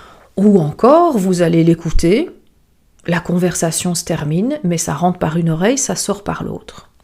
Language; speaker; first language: French; native; French